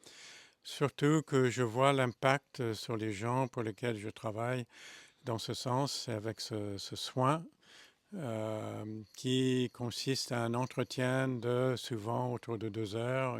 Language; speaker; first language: French; non-native, fluent; English